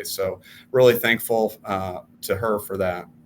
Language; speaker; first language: English; native; English